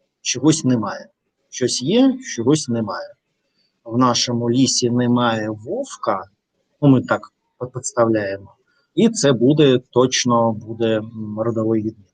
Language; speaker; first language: Ukrainian; non-native, learner; Russian